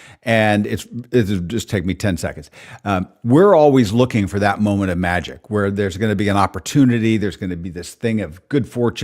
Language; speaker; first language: English; native; English